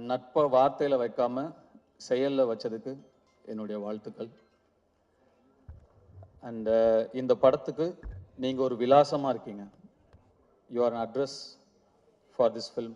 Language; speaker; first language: Tamil; native; Tamil